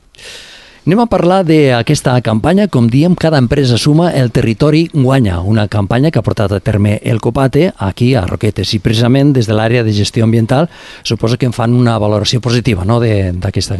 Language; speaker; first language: Catalan; native; Catalan